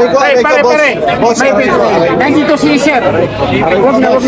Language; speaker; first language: Filipino; native; Filipino